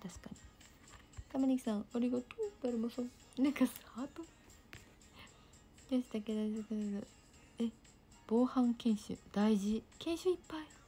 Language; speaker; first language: Japanese; native; Japanese